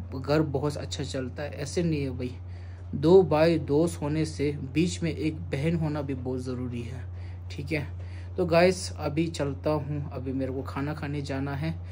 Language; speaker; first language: Hindi; non-native, local second language; Tibetan